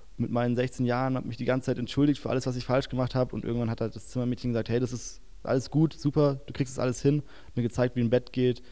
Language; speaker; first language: German; native; German